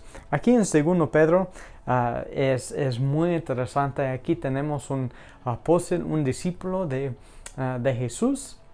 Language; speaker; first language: Spanish; non-native, fluent; English